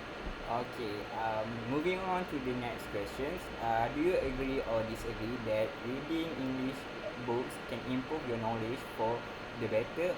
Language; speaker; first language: English; non-native, local second language; Malay